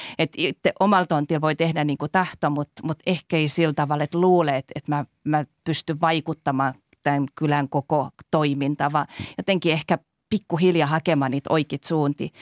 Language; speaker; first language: Finnish; native; Finnish